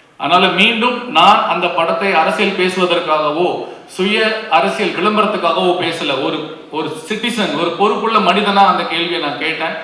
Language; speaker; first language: Tamil; native; Tamil